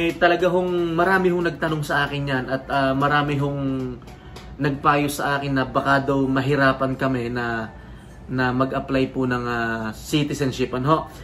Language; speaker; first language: Filipino; native; Filipino